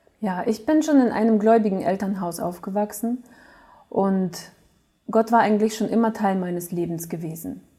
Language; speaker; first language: German; early bilingual, other home language; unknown